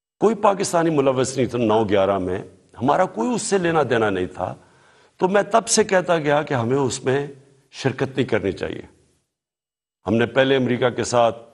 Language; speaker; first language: Urdu; native; Urdu